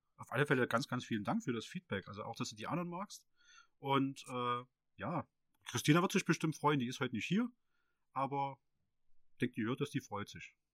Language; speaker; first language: German; native; German